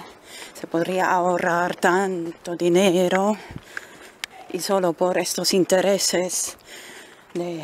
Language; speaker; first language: Spanish; non-native, fluent; German